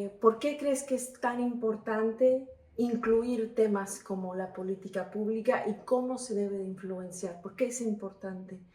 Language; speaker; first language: Spanish; native; Spanish